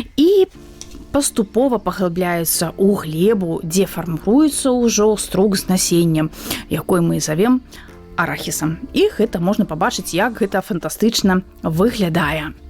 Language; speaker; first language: Belarusian; native; Belarusian